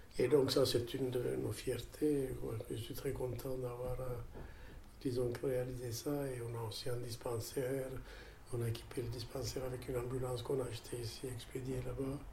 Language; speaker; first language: French; non-native, fluent; Amharic